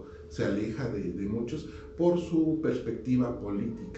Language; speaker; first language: Spanish; native; Spanish